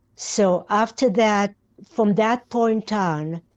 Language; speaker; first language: English; non-native, fluent; Yiddish